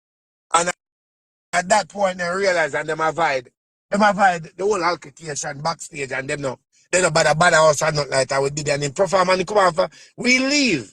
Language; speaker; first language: English; native; English